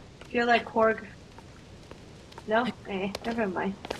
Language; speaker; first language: English; non-native, fluent; Korean